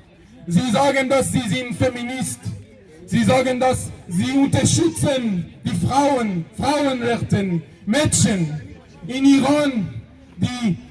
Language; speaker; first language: German; non-native, learner; Persian